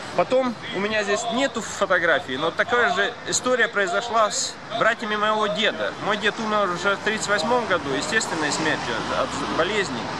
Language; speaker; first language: Russian; non-native, local second language; Latvian